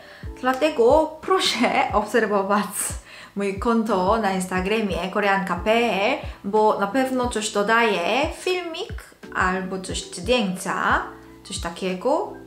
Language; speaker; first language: Polish; non-native, local second language; Korean